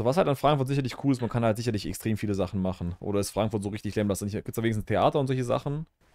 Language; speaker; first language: German; native; German